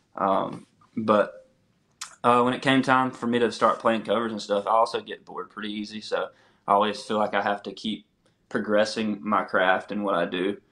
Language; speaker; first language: English; native; English